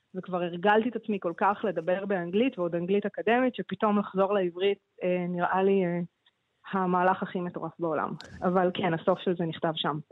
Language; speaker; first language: Hebrew; native; Hebrew